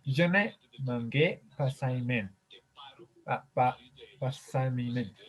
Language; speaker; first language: French; non-native, learner; Spanish